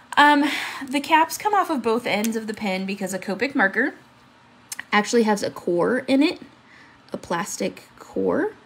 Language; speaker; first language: English; native; English